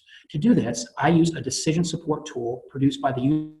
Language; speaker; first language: English; native; English